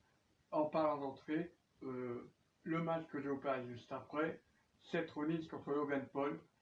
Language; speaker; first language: French; native; French